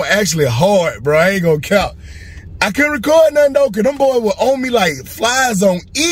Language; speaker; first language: English; native; English